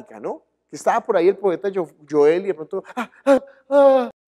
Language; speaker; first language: Spanish; native; Spanish